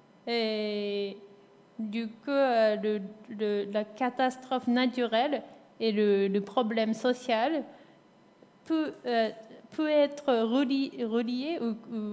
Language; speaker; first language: French; non-native, fluent; Japanese